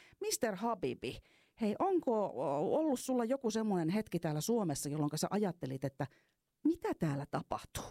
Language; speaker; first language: Finnish; native; Finnish